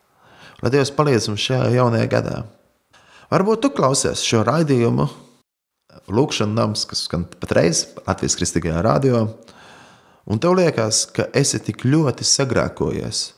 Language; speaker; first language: Latvian; native; Latvian